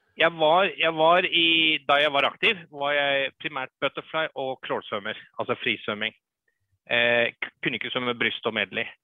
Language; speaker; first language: Norwegian; early bilingual, other home language; English